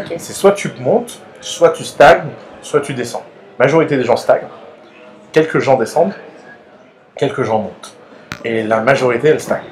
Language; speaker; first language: French; early bilingual, other home language; Arabic